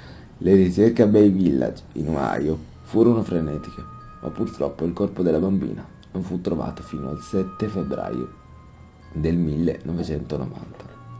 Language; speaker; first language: Italian; native; Italian